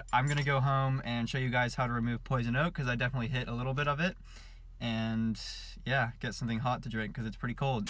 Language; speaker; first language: English; native; English